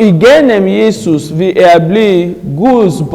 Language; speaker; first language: Danish; non-native, learner; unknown